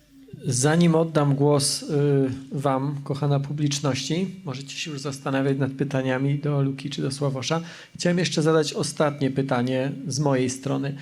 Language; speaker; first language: Polish; native; Polish